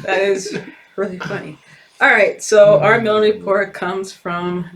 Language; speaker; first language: English; native; English